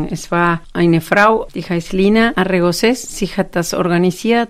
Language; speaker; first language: German; non-native, fluent; Spanish